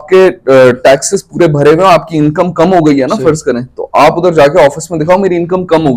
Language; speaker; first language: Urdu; non-native, local second language; Sindhi